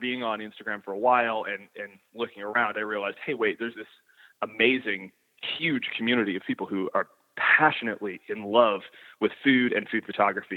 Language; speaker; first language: English; native; English